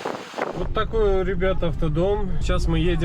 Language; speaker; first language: Russian; native; Russian